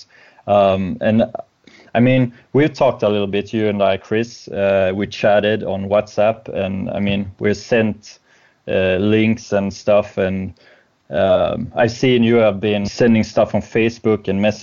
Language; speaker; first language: English; non-native, fluent; Swedish